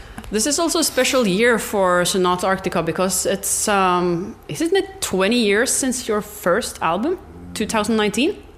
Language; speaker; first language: English; non-native, fluent; Norwegian